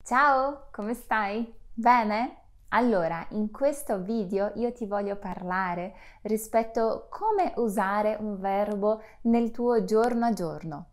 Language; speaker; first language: Italian; non-native, fluent; Portuguese